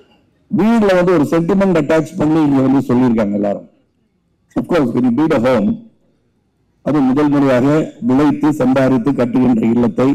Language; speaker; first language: Tamil; native; Tamil